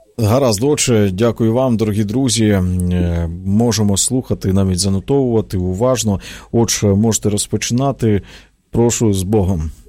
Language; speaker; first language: Ukrainian; native; Ukrainian